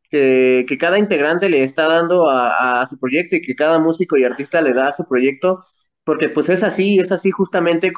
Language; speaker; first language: Spanish; native; Spanish